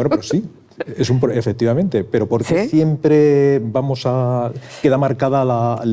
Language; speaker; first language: Spanish; native; Spanish